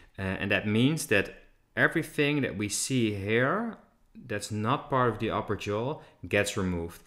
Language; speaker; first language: English; non-native, fluent; Dutch